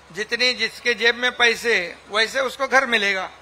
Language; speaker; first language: Hindi; non-native, local second language; Marathi